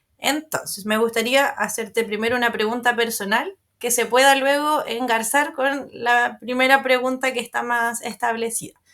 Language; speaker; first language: Spanish; native; Spanish